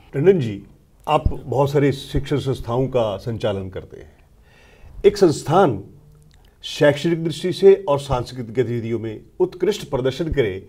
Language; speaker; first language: Hindi; native; Hindi